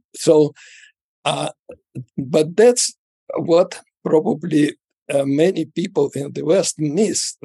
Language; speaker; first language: English; non-native, fluent; Russian